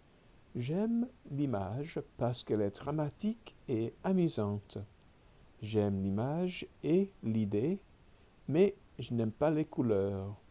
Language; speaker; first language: French; non-native, fluent; English